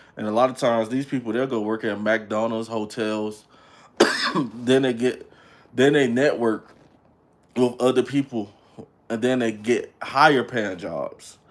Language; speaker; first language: English; native; English